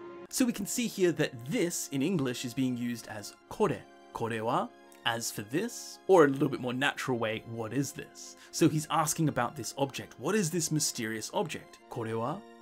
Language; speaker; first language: English; native; English